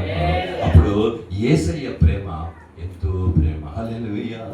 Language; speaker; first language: Telugu; native; Telugu